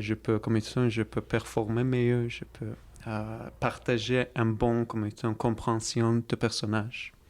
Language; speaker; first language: French; non-native, fluent; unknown